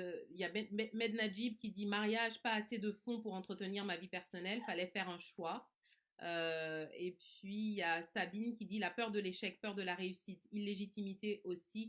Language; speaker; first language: French; native; French